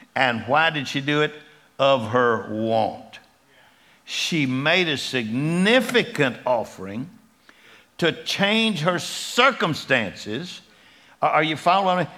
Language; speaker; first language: English; native; English